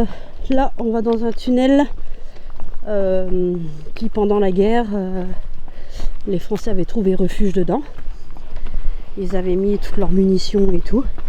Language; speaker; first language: French; native; French